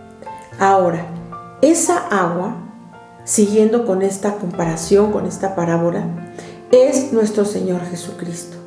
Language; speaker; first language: Spanish; native; Spanish